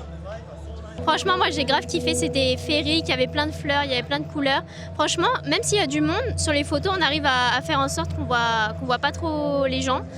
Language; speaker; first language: French; native; French